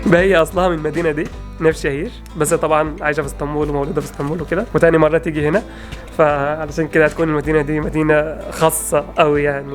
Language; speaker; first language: Arabic; native; Arabic